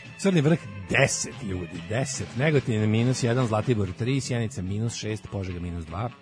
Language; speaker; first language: Serbian; native; Serbian